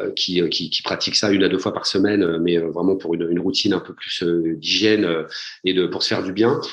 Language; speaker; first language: French; native; French